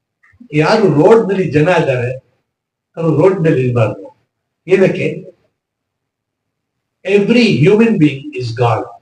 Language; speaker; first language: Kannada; non-native, local second language; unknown